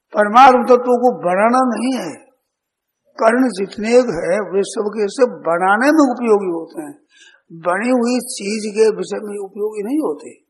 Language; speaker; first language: Hindi; native; Hindi